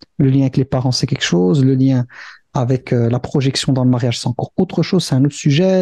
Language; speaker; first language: French; early bilingual, other home language; Arabic